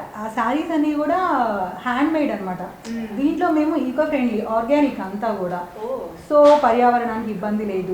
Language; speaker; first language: Telugu; native; Telugu